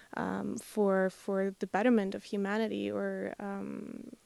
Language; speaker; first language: English; non-native, fluent; Slovak